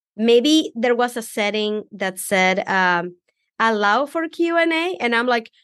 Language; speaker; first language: English; non-native, fluent; Spanish